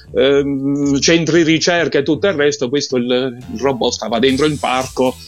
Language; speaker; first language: Italian; native; Italian